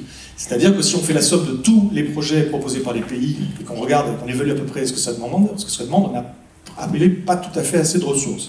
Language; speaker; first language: French; native; French